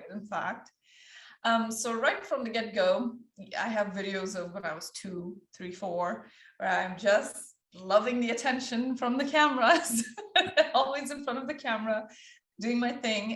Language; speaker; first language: English; early bilingual, other home language; Persian